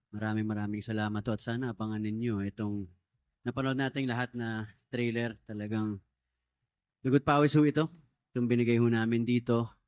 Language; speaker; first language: Filipino; native; Filipino